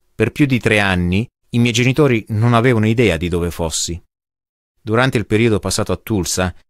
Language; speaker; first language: Italian; non-native, fluent; English